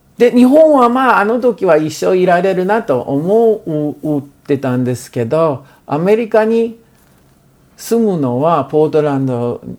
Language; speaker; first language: Japanese; non-native, fluent; English